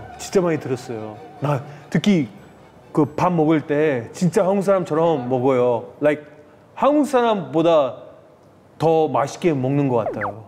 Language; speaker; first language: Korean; non-native, fluent; French